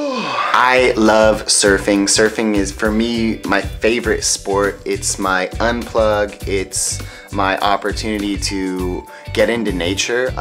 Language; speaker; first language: English; native; English